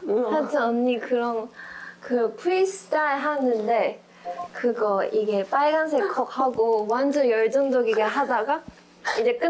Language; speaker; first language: Korean; non-native, fluent; Chinese